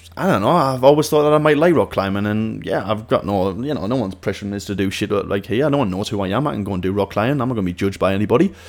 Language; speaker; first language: English; native; English